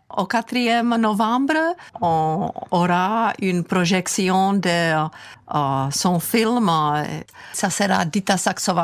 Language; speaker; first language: French; non-native, fluent; Czech